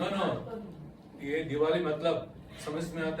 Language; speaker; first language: Hindi; non-native, local second language; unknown